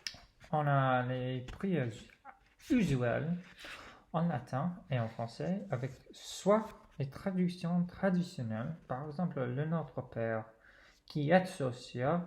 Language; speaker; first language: French; non-native, fluent; English